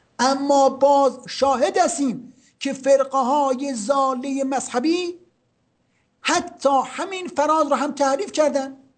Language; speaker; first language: Persian; native; Persian